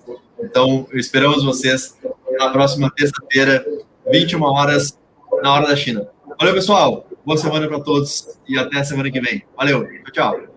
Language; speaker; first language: Portuguese; native; Portuguese